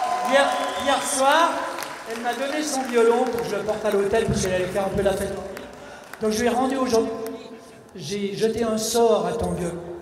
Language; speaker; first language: French; native; French